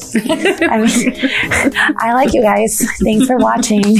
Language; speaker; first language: English; non-native, fluent; Spanish